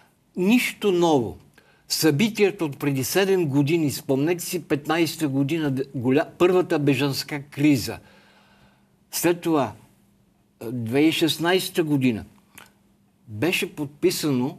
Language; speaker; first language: Bulgarian; native; Bulgarian